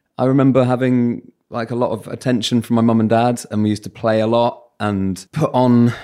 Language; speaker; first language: English; native; English